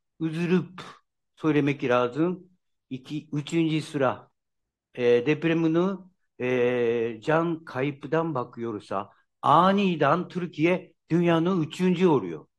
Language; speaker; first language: Turkish; non-native, learner; Japanese